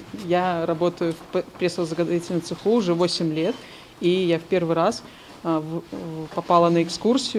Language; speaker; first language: Russian; native; Russian